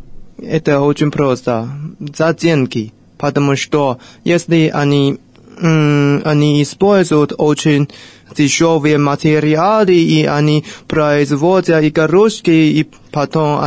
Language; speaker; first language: Russian; non-native, fluent; Chinese